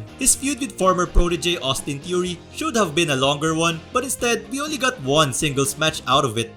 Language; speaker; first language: English; native; English